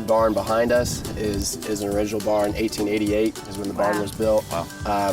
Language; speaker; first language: English; native; English